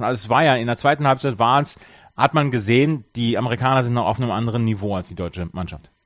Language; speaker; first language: German; native; German